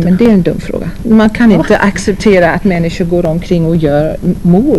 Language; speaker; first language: Swedish; non-native, fluent; English